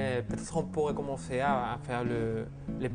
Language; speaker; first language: French; non-native, fluent; Spanish